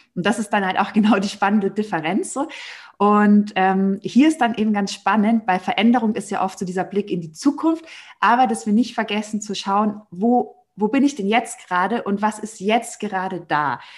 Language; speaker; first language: German; native; German